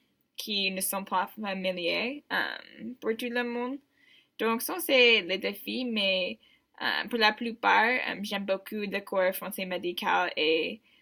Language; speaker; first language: French; non-native, learner; English